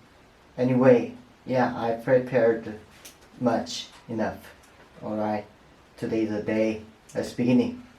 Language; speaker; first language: English; non-native, learner; Korean